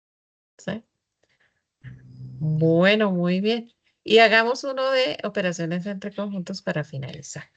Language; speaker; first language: Spanish; native; Spanish